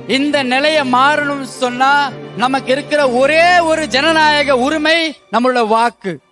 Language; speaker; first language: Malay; non-native, local second language; Tamil